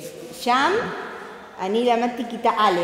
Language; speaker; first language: Hebrew; non-native, fluent; Spanish